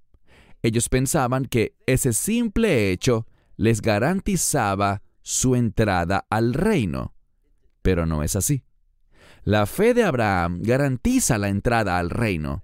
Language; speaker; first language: Spanish; native; Spanish